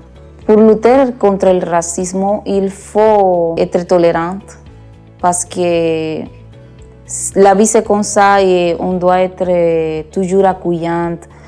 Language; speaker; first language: French; non-native, learner; Spanish